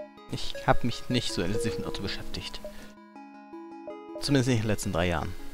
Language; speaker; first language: German; native; German